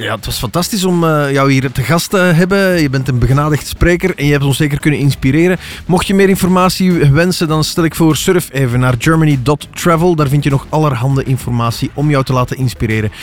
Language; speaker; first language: Dutch; native; Dutch